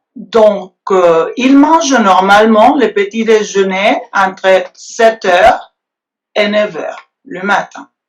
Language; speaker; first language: French; non-native, fluent; Spanish